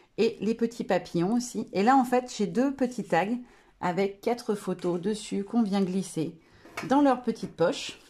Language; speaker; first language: French; native; French